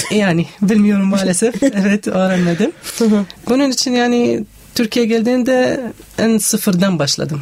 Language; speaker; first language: Turkish; non-native, learner; Arabic